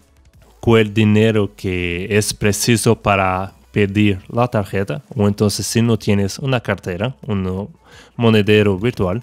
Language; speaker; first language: Spanish; non-native, fluent; Portuguese